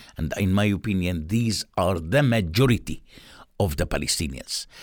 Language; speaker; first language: English; non-native, fluent; Arabic